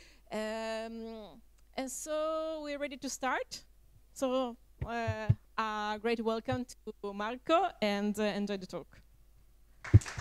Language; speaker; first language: English; non-native, fluent; Italian